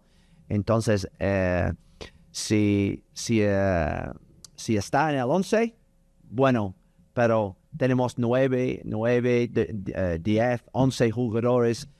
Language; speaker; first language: Spanish; non-native, learner; English